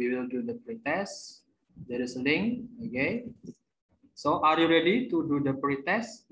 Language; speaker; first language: English; non-native, learner; Indonesian